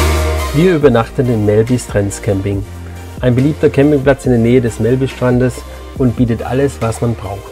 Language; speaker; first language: German; native; German